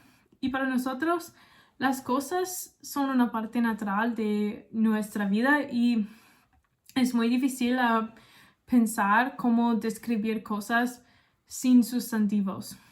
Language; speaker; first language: Spanish; non-native, learner; English